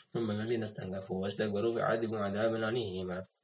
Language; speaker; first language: Arabic; non-native, learner; Indonesian